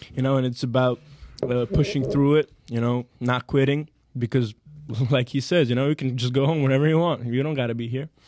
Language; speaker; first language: English; non-native, fluent; Serbian